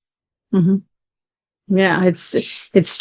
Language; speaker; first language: English; native; English